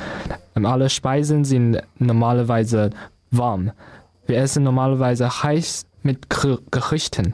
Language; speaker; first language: German; non-native, learner; Chinese